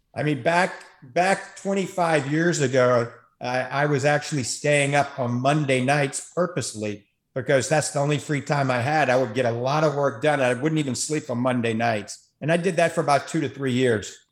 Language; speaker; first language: English; native; English